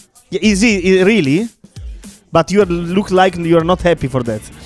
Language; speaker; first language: English; non-native, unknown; Italian